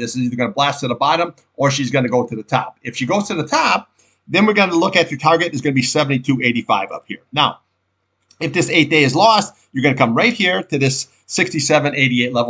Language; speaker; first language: English; native; English